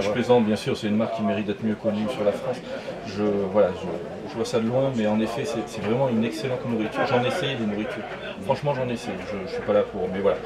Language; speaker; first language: French; native; French